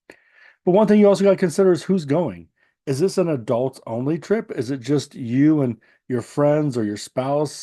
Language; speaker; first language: English; native; English